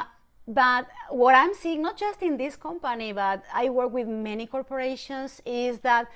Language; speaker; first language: English; non-native, fluent; Spanish